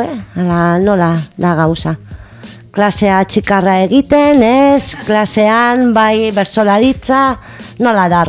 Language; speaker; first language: Basque; non-native, local second language; Spanish